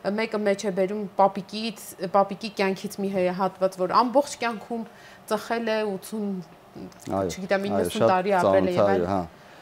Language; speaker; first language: Armenian; native; Armenian